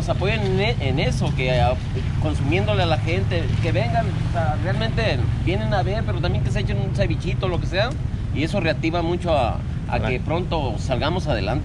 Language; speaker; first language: Spanish; native; Spanish